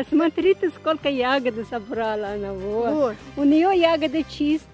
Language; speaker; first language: Russian; non-native, fluent; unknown